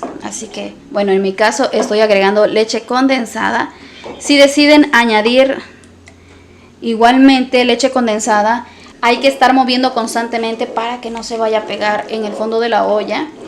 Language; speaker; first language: Spanish; native; Spanish